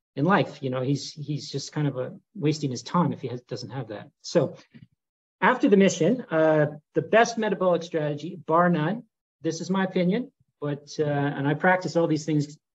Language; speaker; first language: English; native; English